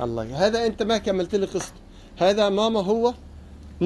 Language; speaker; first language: Arabic; native; Arabic